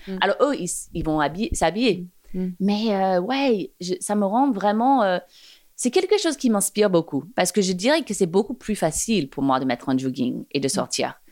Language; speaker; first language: French; non-native, fluent; English